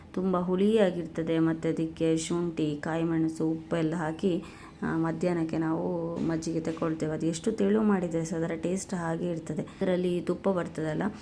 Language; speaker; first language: Kannada; non-native, local second language; Tulu